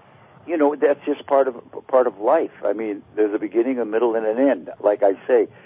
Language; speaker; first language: English; native; English